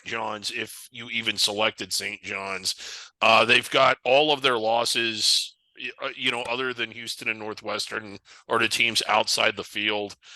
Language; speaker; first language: English; native; English